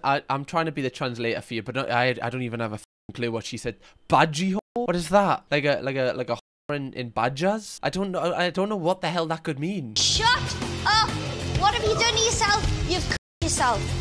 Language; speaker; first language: English; native; English